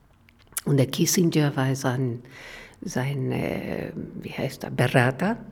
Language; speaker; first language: German; non-native, fluent; Spanish